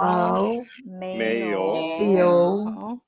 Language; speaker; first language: Chinese; non-native, learner; English